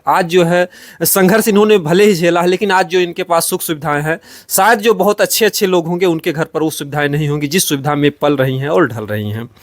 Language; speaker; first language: Hindi; native; Hindi